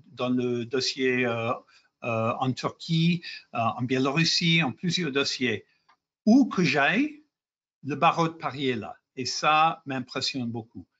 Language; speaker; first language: French; non-native, fluent; English